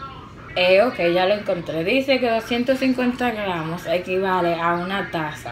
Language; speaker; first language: Spanish; native; Spanish